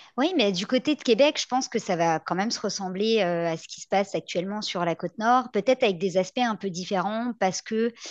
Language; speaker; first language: French; native; French